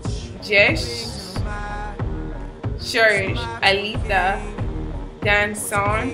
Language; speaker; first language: French; non-native, learner; English